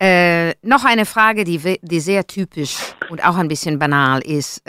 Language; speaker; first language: German; non-native, learner; Italian